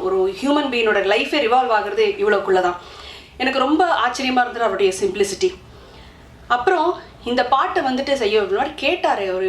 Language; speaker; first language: Tamil; native; Tamil